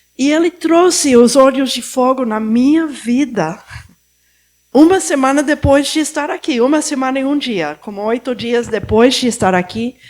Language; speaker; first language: Portuguese; non-native, fluent; Spanish